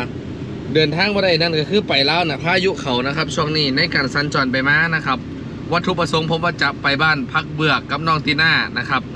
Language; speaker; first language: Thai; non-native, local second language; Northeastern Thai